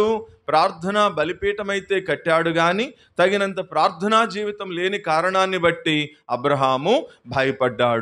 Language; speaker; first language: Telugu; native; Telugu